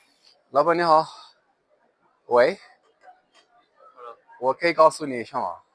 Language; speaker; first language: Chinese; non-native, learner; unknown